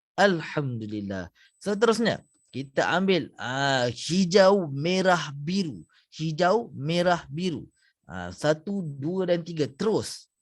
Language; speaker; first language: Malay; native; Malay